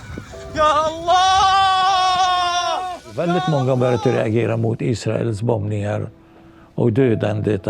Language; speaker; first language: Swedish; non-native, local second language; Arabic